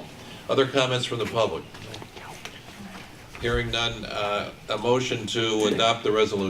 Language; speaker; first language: English; native; English